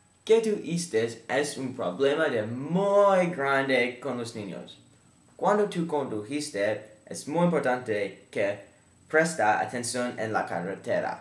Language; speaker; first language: Spanish; non-native, learner; English